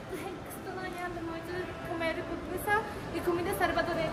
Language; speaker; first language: Spanish; non-native, learner; Japanese